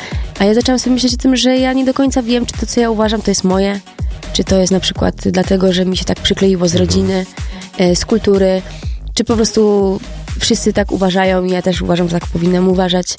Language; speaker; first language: Polish; native; Polish